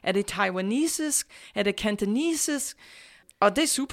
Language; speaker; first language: Danish; non-native, fluent; English